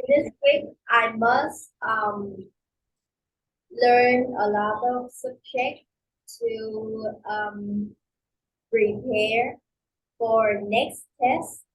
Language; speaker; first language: English; non-native, learner; Vietnamese